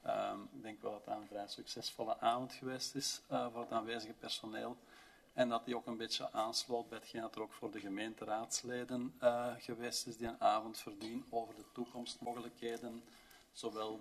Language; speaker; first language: Dutch; native; Dutch